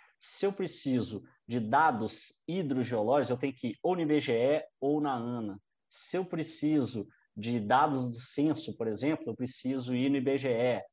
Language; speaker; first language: Portuguese; native; Portuguese